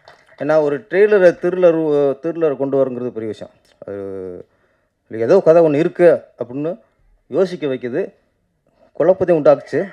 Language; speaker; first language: Tamil; native; Tamil